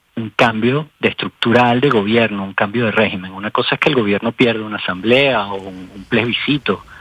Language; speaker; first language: Spanish; native; Spanish